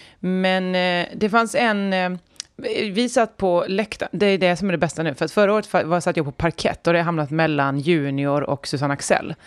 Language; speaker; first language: Swedish; native; Swedish